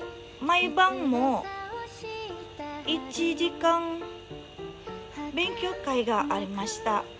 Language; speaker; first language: Japanese; non-native, learner; Indonesian